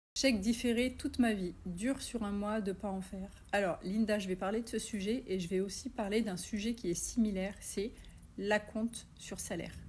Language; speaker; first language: French; native; French